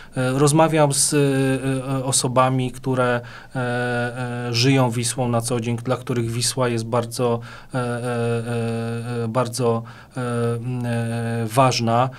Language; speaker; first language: Polish; native; Polish